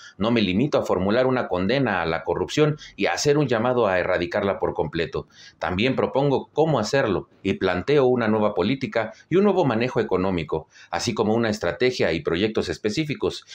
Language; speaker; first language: Spanish; native; Spanish